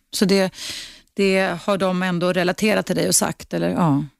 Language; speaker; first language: Swedish; native; Swedish